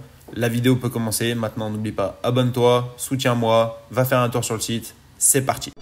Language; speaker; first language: French; native; French